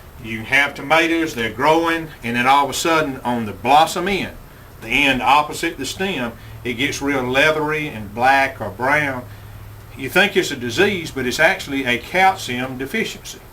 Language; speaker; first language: English; native; English